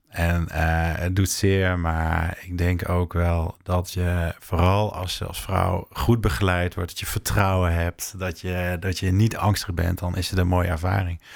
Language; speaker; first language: Dutch; native; Dutch